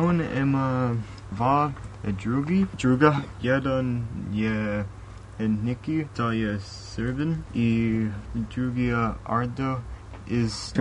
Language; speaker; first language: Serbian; early bilingual, heritage; English